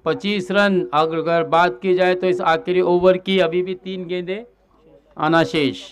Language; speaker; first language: Hindi; non-native, local second language; Marathi